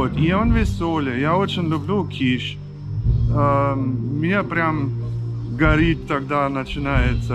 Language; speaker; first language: Russian; non-native, fluent; German